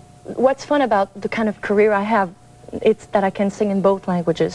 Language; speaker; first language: English; non-native, fluent; French